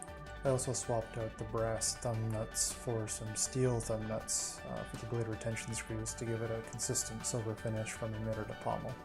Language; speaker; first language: English; native; English